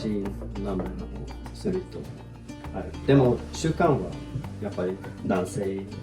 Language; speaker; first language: Japanese; non-native, fluent; Swedish